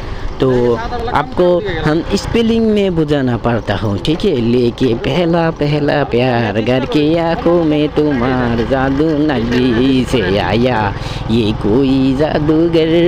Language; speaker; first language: Hindi; non-native, learner; Bangla